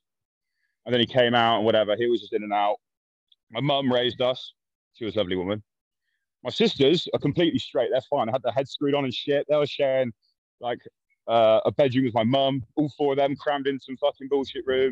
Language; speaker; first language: English; native; English